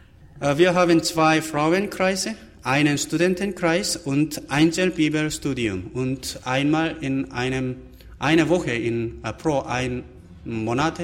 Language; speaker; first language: German; non-native, fluent; Korean